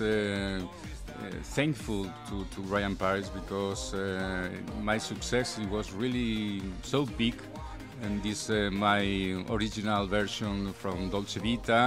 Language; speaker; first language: English; non-native, learner; Spanish